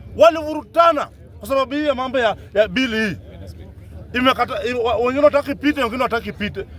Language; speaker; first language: Swahili; native; Swahili